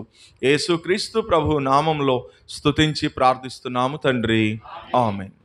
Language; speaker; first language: Telugu; native; Telugu